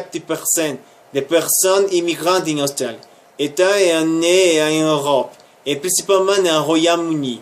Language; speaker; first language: French; non-native, learner; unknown